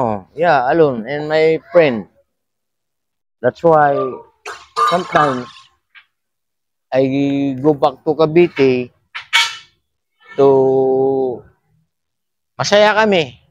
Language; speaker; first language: English; non-native, learner; Filipino